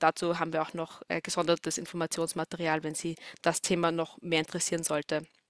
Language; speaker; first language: German; native; German